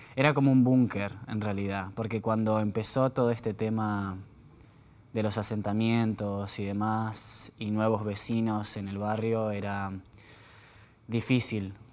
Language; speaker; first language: Spanish; native; Spanish